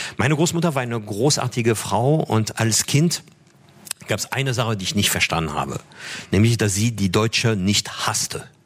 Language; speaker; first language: German; non-native, fluent; French